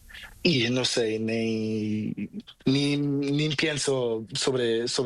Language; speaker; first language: Spanish; non-native, learner; Portuguese